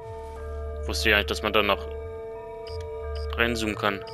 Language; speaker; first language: German; native; German